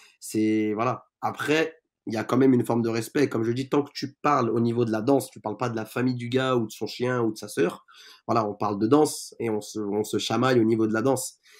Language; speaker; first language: French; native; French